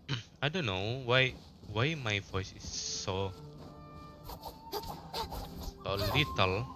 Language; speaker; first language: English; non-native, learner; Indonesian